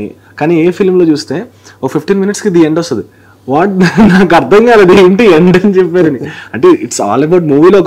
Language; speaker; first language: Telugu; native; Telugu